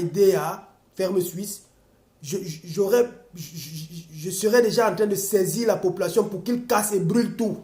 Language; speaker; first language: French; non-native, local second language; Basaa